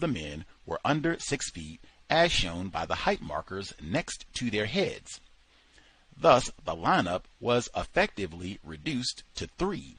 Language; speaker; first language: English; native; English